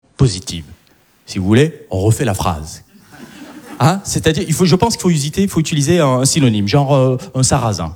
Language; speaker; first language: French; early bilingual, other home language; Arabic